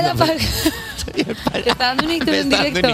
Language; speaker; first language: Spanish; native; Spanish